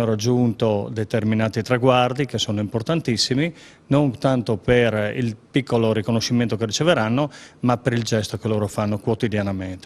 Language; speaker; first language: Italian; native; Italian